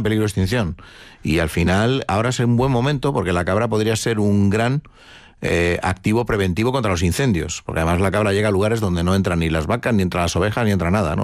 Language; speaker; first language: Spanish; native; Spanish